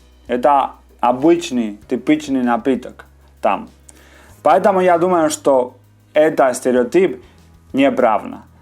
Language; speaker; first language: Russian; non-native, learner; Spanish